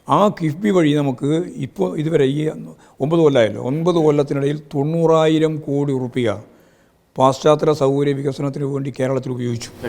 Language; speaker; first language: Malayalam; native; Malayalam